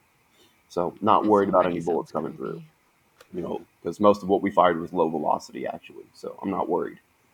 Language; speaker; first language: English; native; English